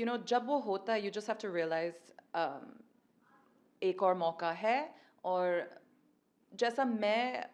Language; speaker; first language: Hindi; non-native, learner; English